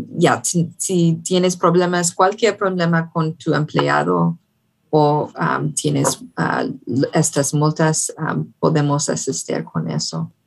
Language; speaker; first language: Spanish; non-native, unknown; English